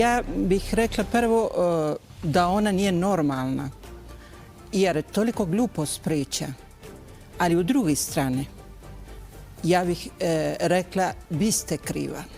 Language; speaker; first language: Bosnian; early bilingual, heritage; Bosnian